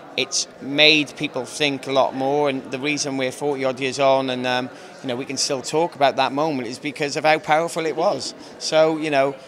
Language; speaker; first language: English; native; English